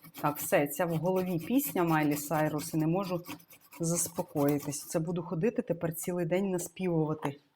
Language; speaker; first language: Ukrainian; non-native, local second language; Russian